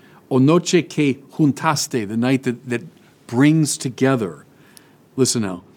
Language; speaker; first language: English; native; English